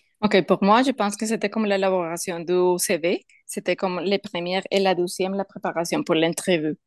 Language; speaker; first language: French; non-native, learner; Spanish